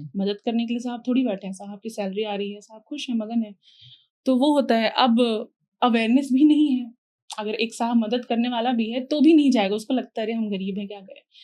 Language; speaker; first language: Hindi; native; Hindi